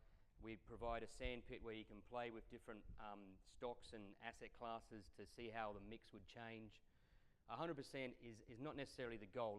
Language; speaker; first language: English; native; English